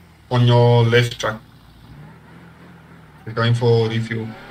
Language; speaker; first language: English; non-native, local second language; Afrikaans